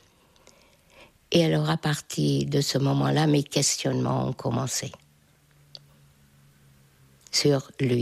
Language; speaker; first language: French; non-native, fluent; Hungarian